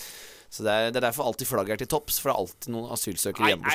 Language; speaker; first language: Norwegian; native; Norwegian